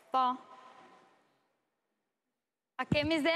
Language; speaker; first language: Albanian; non-native, learner; Arabic